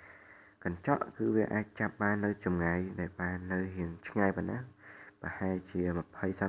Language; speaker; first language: Khmer; native; Khmer